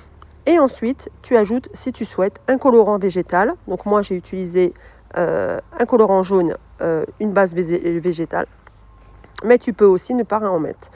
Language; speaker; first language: French; native; French